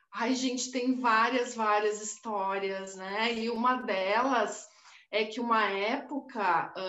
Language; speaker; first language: Portuguese; native; Portuguese